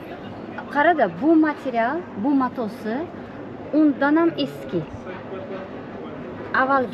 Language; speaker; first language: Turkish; non-native, learner; Uzbek